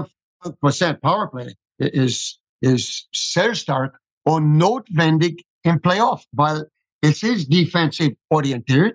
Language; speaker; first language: German; non-native, fluent; English